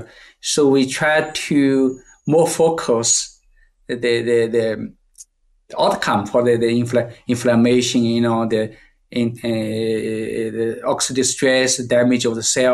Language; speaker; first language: English; non-native, fluent; Chinese